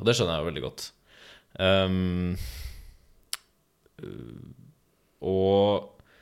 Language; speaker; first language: Norwegian; native; Norwegian